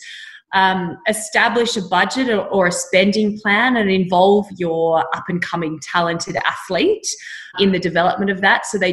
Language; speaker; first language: English; native; English